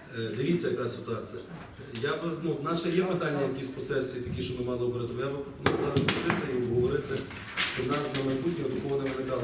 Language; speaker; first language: Ukrainian; native; Ukrainian